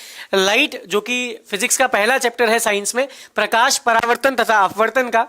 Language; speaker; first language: Hindi; native; Hindi